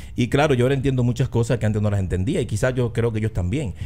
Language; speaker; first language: Spanish; native; Spanish